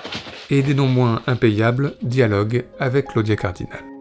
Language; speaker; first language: French; native; French